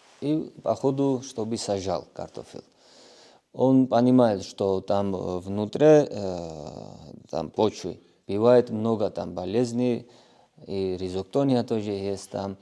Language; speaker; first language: Russian; non-native, fluent; Georgian